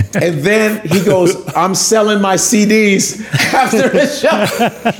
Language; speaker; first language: English; native; English